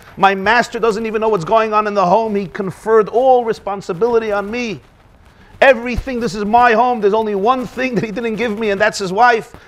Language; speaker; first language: English; native; English